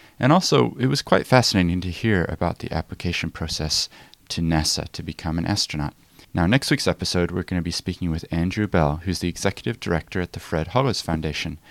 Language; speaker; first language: English; native; English